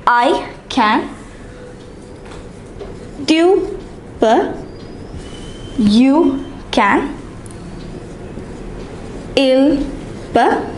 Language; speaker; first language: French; non-native, fluent; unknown